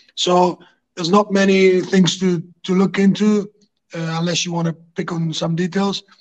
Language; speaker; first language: English; non-native, fluent; Greek